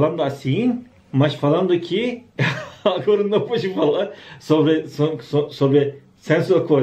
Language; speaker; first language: Portuguese; non-native, learner; Turkish